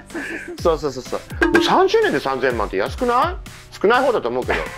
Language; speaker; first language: Japanese; native; Japanese